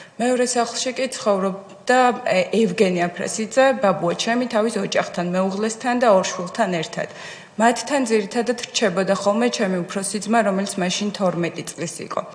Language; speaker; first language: Georgian; native; Georgian